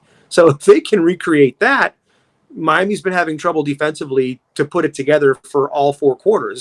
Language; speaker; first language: English; native; English